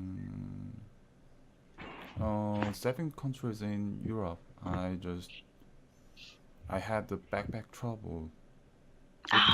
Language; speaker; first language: English; non-native, learner; Korean